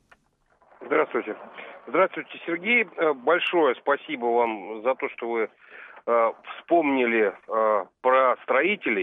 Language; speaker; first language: Russian; native; Russian